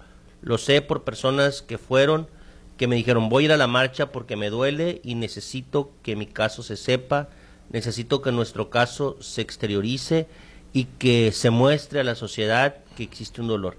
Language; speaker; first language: Spanish; native; Spanish